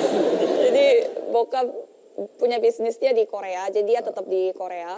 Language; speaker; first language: Indonesian; non-native, fluent; Korean